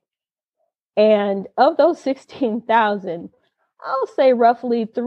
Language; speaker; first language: English; native; English